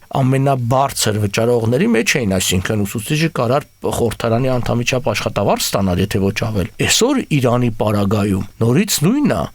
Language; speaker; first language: Armenian; native; Armenian